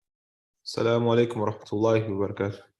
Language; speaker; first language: Arabic; non-native, learner; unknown